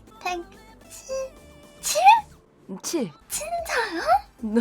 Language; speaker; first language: Korean; non-native, learner; Japanese